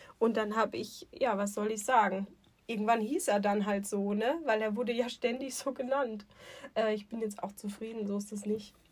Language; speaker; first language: German; native; German